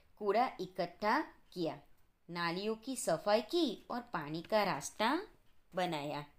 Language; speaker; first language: Hindi; non-native, local second language; Gujarati